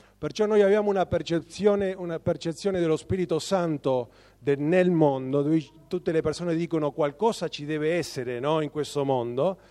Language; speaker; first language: Italian; non-native, fluent; Spanish